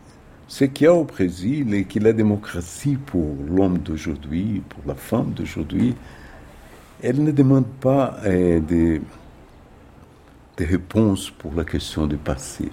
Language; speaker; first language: French; non-native, fluent; Portuguese